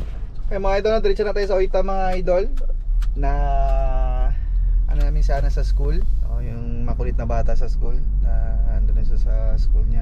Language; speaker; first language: Filipino; native; Filipino